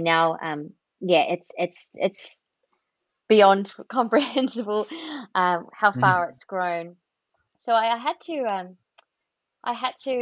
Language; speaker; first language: English; native; English